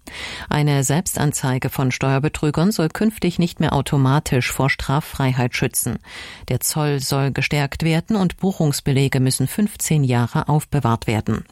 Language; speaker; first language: German; native; German